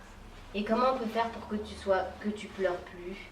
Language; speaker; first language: French; native; French